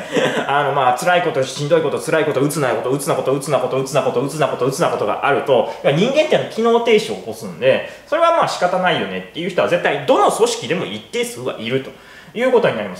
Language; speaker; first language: Japanese; native; Japanese